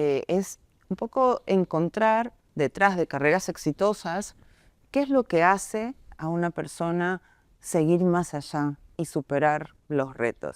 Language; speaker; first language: Spanish; native; Spanish